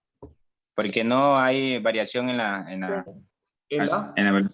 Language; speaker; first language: Spanish; native; Spanish